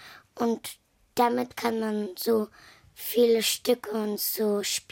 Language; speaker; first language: German; early bilingual, other home language; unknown